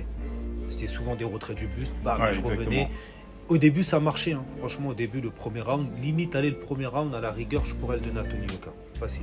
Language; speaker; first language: French; native; French